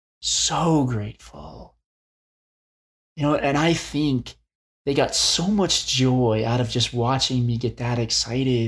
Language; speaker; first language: English; native; English